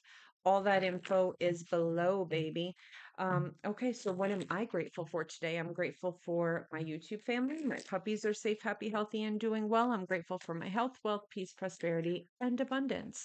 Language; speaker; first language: English; native; English